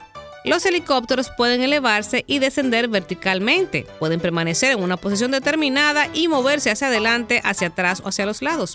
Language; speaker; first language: Spanish; native; Spanish